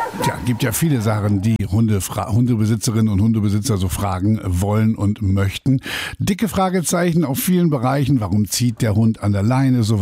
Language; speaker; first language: German; native; German